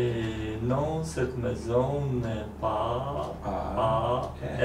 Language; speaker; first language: French; non-native, learner; Polish